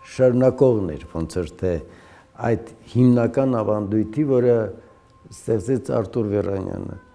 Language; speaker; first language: Armenian; native; Armenian